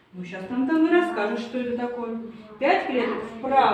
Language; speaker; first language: Russian; native; Russian